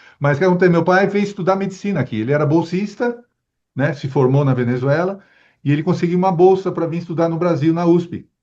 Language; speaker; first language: Portuguese; early bilingual, other home language; Spanish